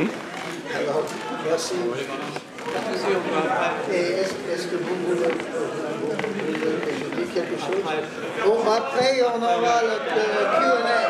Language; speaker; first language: French; non-native, learner; English